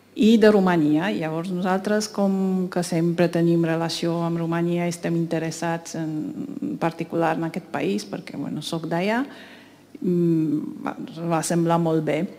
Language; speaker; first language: Catalan; non-native, fluent; Romanian